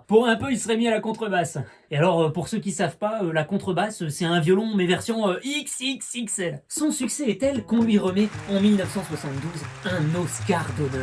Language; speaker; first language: French; native; French